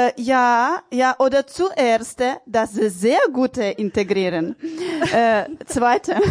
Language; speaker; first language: German; non-native, learner; Ukrainian